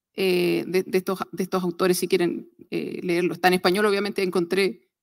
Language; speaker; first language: Spanish; native; Spanish